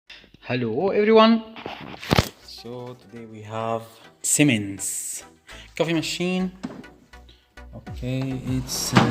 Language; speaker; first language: English; non-native, fluent; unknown